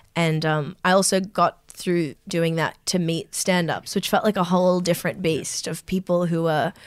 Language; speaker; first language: English; native; English